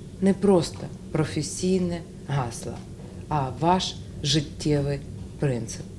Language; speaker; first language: Ukrainian; non-native, local second language; Russian